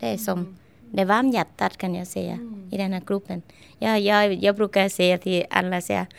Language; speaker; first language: Swedish; non-native, learner; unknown